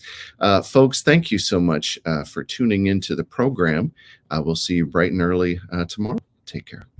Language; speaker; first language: English; native; English